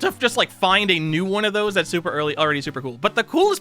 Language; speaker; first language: English; native; English